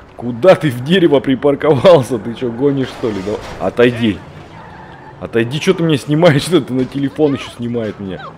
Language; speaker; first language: Russian; native; Russian